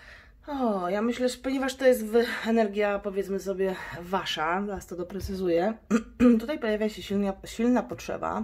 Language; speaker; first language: Polish; native; Polish